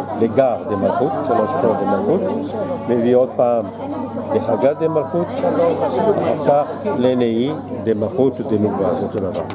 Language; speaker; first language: Hebrew; non-native, fluent; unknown